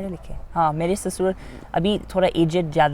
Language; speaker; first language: Hindi; non-native, fluent; English